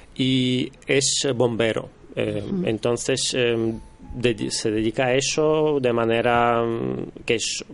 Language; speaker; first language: Spanish; non-native, fluent; Russian